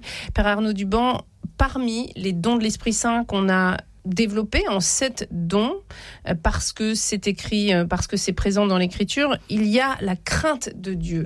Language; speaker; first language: French; native; French